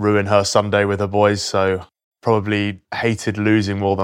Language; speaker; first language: English; native; English